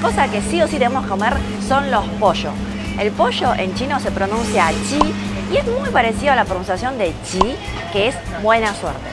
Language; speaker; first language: Spanish; early bilingual, other home language; Chinese